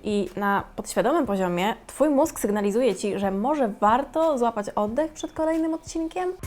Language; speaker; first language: Polish; native; Polish